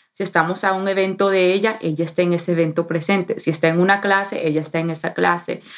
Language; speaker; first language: Spanish; early bilingual, heritage; Spanish